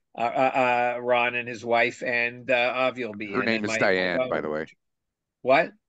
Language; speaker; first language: English; native; English